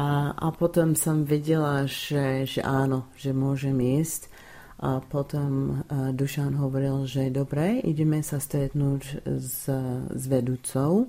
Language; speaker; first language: Slovak; non-native, fluent; English